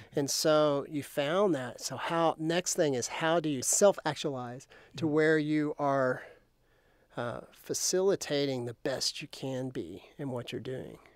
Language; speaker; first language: English; native; English